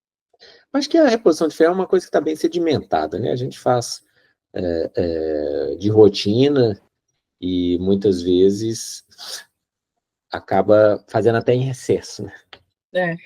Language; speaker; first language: Portuguese; native; Portuguese